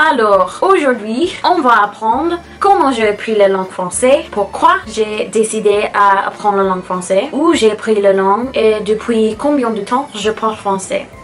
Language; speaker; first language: French; non-native, learner; English